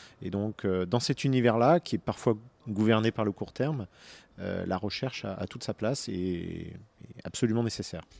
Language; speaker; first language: French; native; French